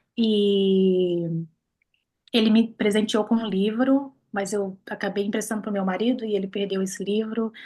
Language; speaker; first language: Portuguese; native; Portuguese